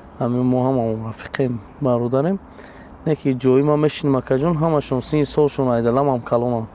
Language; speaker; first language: Tajik; native; Tajik